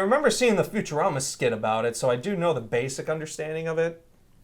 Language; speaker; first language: English; native; English